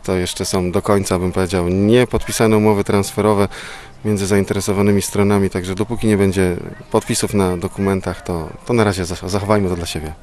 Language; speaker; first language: Polish; native; Polish